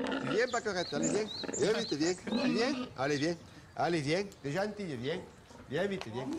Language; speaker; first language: French; native; French